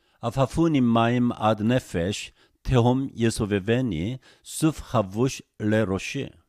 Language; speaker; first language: Hebrew; non-native, fluent; Korean